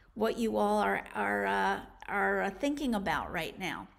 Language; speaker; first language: English; native; English